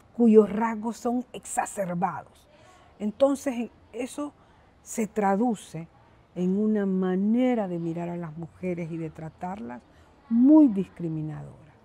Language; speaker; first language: Spanish; native; Spanish